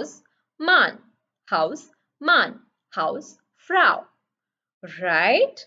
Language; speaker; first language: German; non-native, learner; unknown